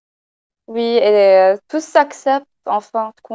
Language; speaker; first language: French; non-native, local second language; Arabic